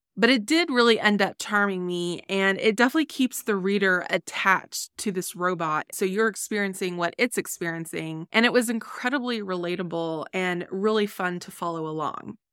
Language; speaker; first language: English; native; English